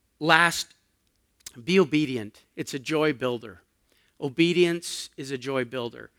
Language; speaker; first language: English; native; English